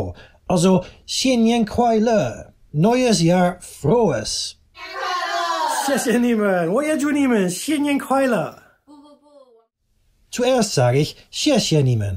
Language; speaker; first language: German; non-native, fluent; Dutch